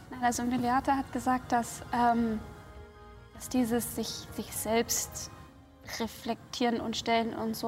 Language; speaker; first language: German; native; German